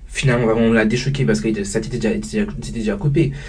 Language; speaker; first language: French; native; French